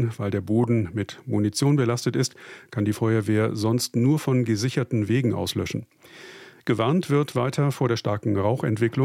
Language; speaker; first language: German; native; German